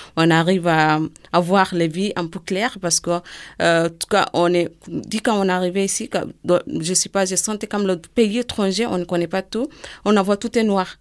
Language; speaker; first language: French; non-native, learner; Arabic